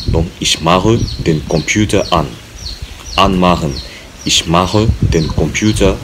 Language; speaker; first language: German; non-native, learner; French